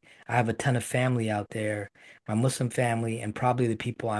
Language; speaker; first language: English; native; English